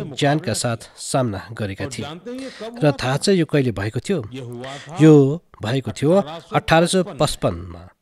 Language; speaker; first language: Nepali; native; Nepali